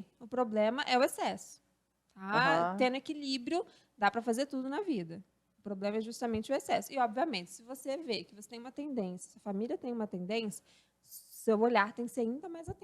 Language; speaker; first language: Portuguese; native; Portuguese